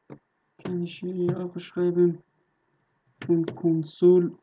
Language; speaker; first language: German; non-native, learner; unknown